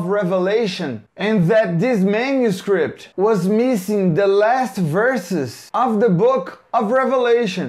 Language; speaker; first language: English; non-native, fluent; Portuguese